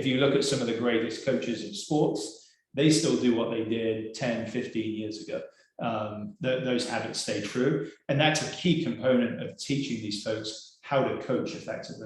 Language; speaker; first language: English; native; English